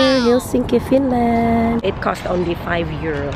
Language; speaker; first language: English; non-native, local second language; Filipino